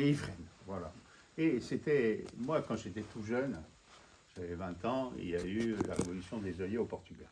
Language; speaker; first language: French; native; French